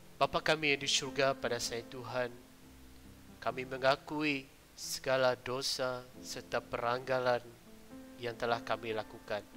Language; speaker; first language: Malay; non-native, local second language; Iban